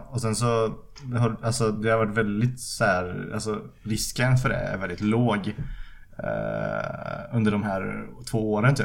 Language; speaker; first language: Swedish; early bilingual, other home language; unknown